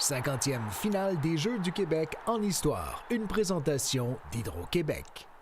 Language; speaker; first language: French; native; French